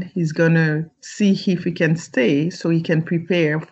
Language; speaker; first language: English; early bilingual, other home language; French